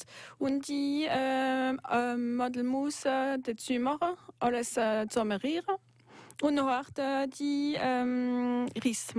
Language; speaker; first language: German; non-native, local second language; French